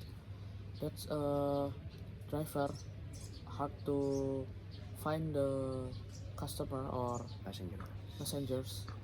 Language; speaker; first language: English; non-native, learner; Indonesian